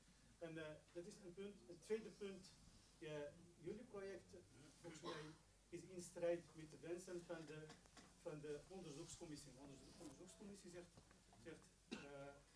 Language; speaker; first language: Dutch; non-native, local second language; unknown